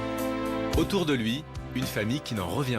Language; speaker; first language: French; native; French